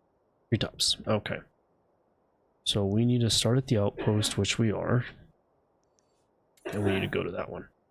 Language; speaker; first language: English; native; English